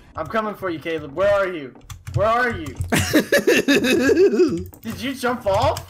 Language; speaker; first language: English; native; English